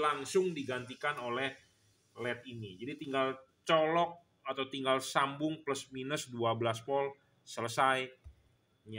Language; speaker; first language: Indonesian; native; Indonesian